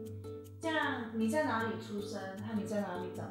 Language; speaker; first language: Chinese; early bilingual, heritage; English